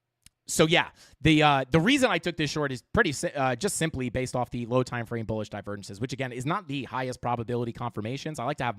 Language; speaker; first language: English; native; English